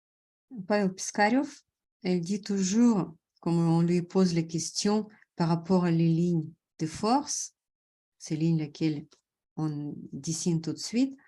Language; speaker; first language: French; non-native, fluent; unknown